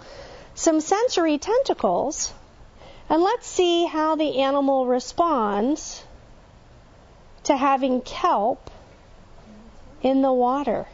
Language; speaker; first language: English; native; English